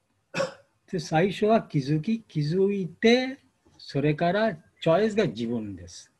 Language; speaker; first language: Japanese; non-native, learner; Bangla